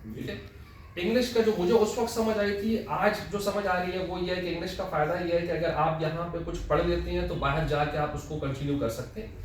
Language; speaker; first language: Urdu; non-native, local second language; Pashto